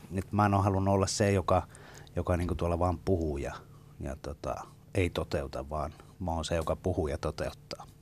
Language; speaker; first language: Finnish; native; Finnish